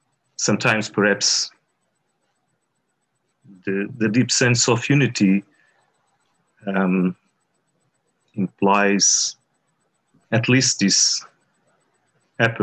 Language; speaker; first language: English; non-native, fluent; Portuguese